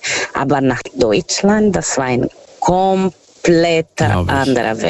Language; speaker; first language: German; non-native, learner; Portuguese